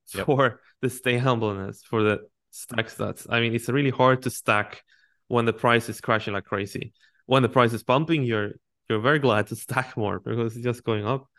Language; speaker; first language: English; non-native, fluent; Swedish